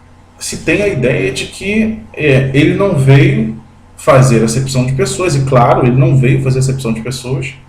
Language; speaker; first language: Portuguese; native; Portuguese